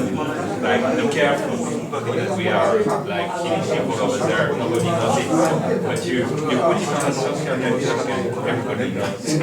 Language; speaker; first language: English; non-native, fluent; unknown